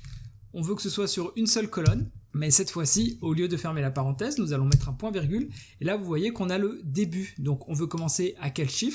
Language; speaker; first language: French; native; French